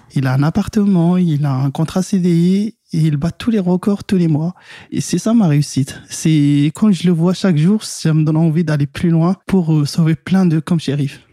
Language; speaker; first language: French; non-native, local second language; Arabic